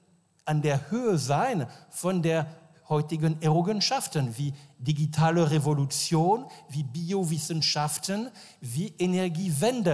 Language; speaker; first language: German; non-native, fluent; French